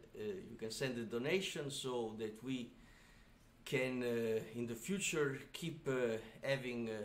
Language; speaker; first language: English; non-native, fluent; Italian